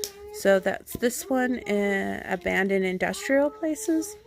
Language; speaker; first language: English; native; English